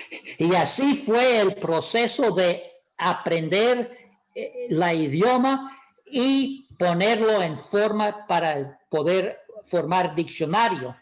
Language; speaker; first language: Spanish; non-native, fluent; English